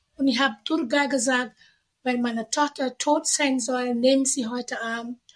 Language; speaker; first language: German; non-native, fluent; Indonesian